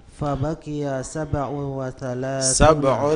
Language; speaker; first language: Arabic; non-native, learner; Indonesian